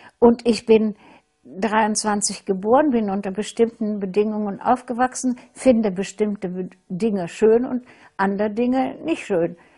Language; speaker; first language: German; non-native, fluent; Russian